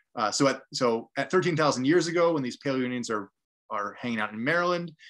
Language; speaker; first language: English; native; English